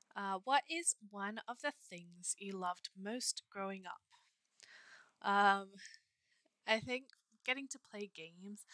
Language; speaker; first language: English; native; English